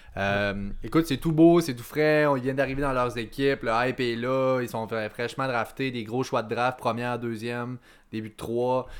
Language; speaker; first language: French; native; French